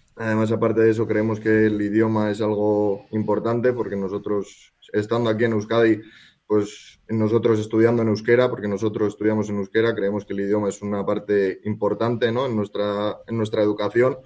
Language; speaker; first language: Spanish; native; Spanish